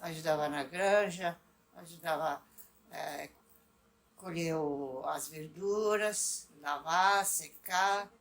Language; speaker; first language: Portuguese; non-native, local second language; Japanese